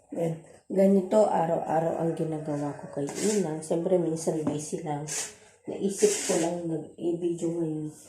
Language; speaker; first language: Filipino; native; Filipino